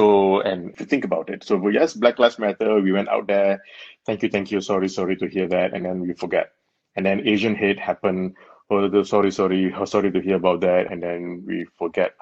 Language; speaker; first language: English; non-native, local second language; Tamil